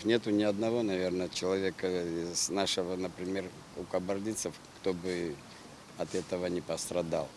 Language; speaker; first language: Russian; non-native, local second language; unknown